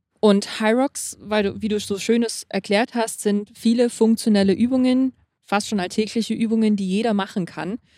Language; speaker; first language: German; native; German